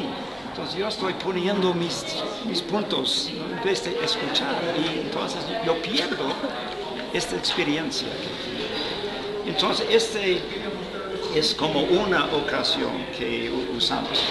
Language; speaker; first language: Spanish; non-native, fluent; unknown